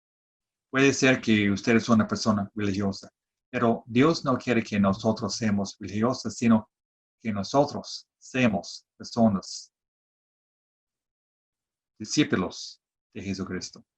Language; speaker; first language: Spanish; non-native, fluent; English